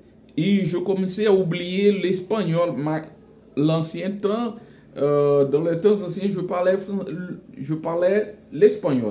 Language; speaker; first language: French; non-native, local second language; Haitian Creole